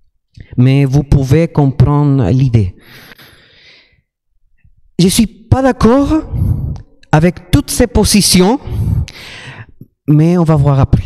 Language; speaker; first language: French; non-native, fluent; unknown